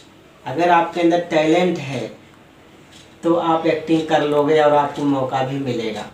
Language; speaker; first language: Hindi; native; Hindi